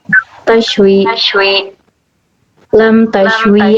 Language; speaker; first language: Arabic; non-native, learner; Indonesian